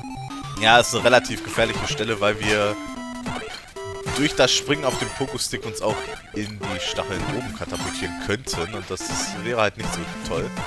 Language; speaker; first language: German; native; German